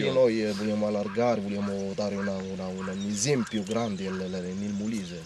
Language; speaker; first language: Italian; non-native, learner; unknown